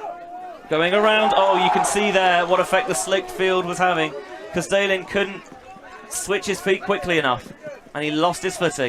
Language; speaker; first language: English; native; English